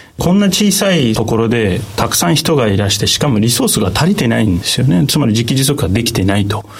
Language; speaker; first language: Japanese; non-native, fluent; Turkish